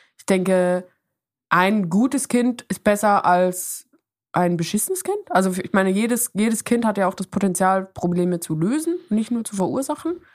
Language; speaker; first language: German; native; German